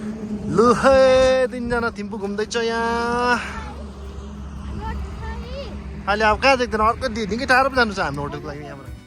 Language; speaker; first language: Nepali; non-native, local second language; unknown